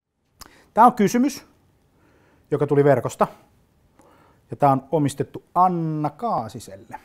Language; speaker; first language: Finnish; native; Finnish